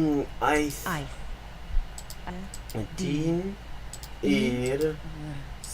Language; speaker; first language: Welsh; non-native, learner; English